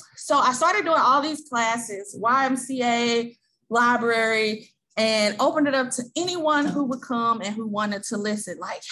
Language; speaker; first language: English; native; English